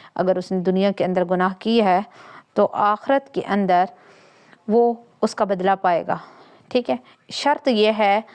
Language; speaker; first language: Urdu; non-native, local second language; Punjabi